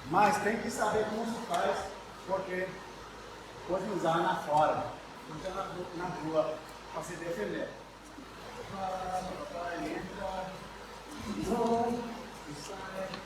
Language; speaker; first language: Portuguese; non-native, learner; English